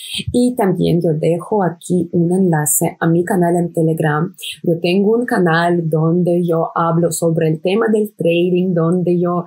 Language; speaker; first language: Spanish; non-native, fluent; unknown